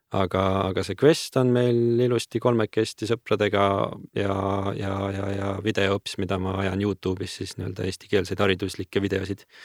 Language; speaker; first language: Estonian; native; Estonian